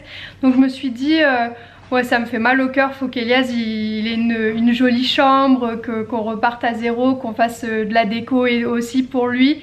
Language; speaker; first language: French; native; French